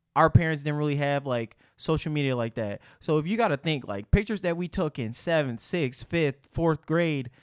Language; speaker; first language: English; native; English